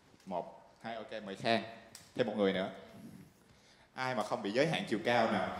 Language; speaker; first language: Vietnamese; native; Vietnamese